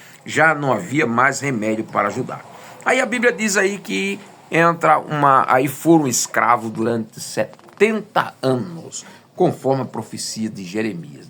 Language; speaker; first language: Portuguese; native; Portuguese